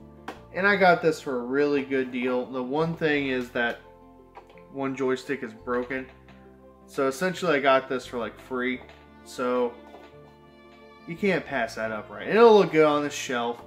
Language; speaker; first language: English; native; English